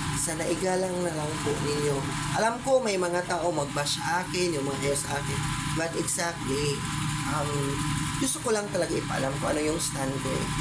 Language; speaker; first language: Filipino; non-native, local second language; Cebuano